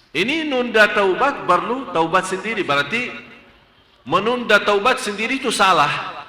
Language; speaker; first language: Malay; non-native, fluent; Arabic